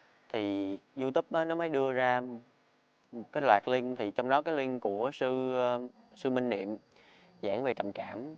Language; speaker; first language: Vietnamese; native; Vietnamese